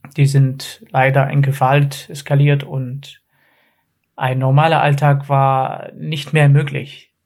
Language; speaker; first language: German; non-native, fluent; Arabic